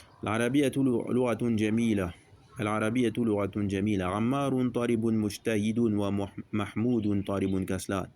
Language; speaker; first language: Arabic; non-native, fluent; French